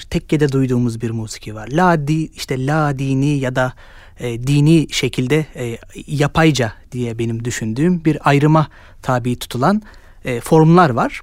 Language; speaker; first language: Turkish; native; Turkish